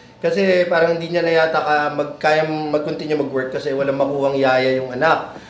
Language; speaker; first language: Filipino; native; Filipino